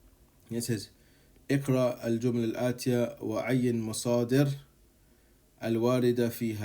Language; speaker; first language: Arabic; non-native, fluent; English